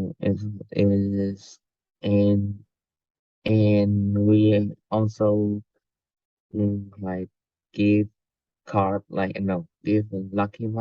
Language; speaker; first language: English; non-native, learner; Vietnamese